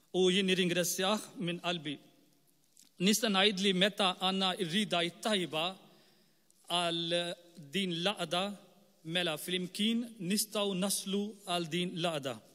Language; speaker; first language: Maltese; non-native, fluent; Urdu